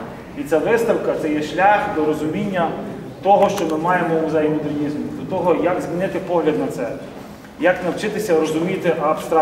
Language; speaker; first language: Ukrainian; native; Ukrainian